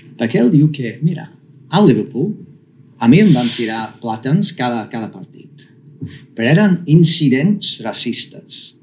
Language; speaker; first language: Catalan; non-native, fluent; English